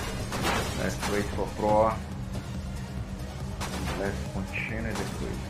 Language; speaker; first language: English; non-native, learner; Portuguese